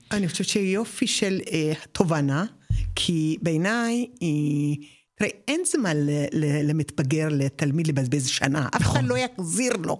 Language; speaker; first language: Hebrew; non-native, fluent; Amharic